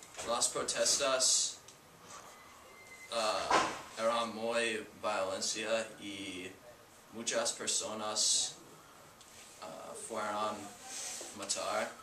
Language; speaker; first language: Spanish; non-native, learner; English